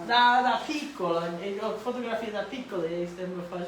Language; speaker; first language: Italian; early bilingual, heritage; Italian